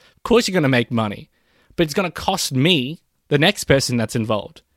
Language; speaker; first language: English; early bilingual, other home language; Filipino